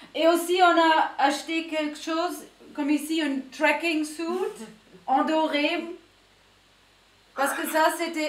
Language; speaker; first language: French; non-native, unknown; German